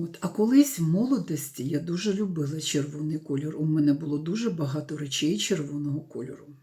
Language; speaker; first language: Ukrainian; non-native, local second language; Russian